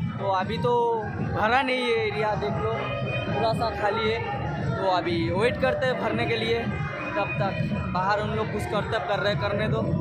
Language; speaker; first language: Hindi; non-native, local second language; Bangla